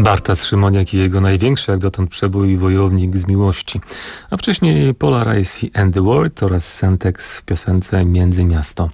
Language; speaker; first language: Polish; native; Polish